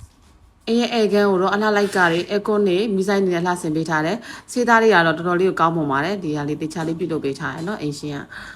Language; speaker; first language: Burmese; native; Burmese